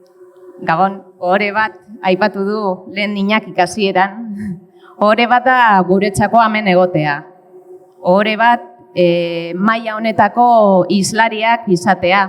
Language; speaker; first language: Basque; native; Basque